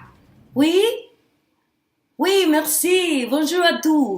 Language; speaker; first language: French; non-native, learner; Spanish